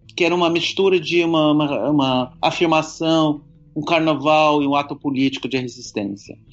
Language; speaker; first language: Portuguese; non-native, fluent; English